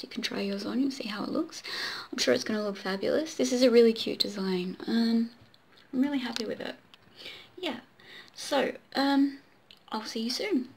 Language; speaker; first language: English; native; English